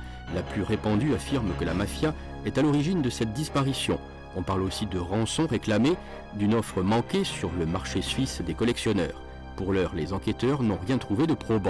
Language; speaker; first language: French; native; French